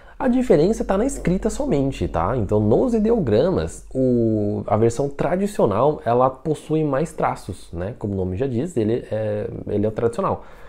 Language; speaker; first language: Portuguese; non-native, fluent; Chinese